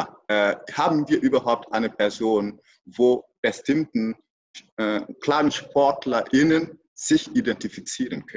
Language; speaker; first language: German; non-native, fluent; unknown